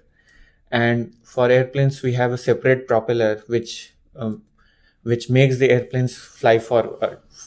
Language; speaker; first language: English; non-native, local second language; Hindi